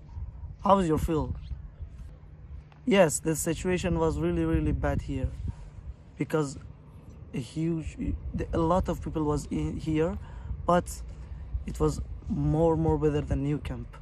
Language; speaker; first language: English; non-native, fluent; Persian